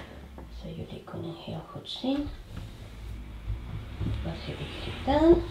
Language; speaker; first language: Dutch; non-native, fluent; Spanish